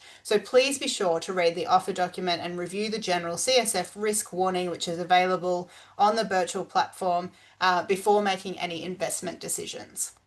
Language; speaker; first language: English; native; English